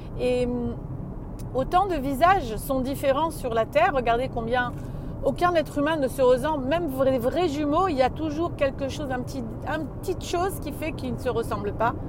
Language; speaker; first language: French; native; French